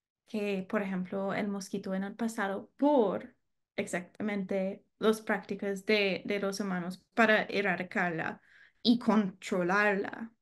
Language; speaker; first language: Spanish; non-native, learner; English